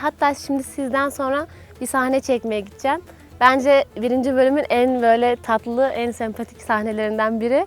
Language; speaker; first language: Turkish; native; Turkish